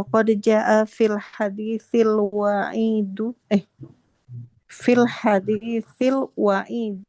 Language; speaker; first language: Arabic; non-native, learner; Indonesian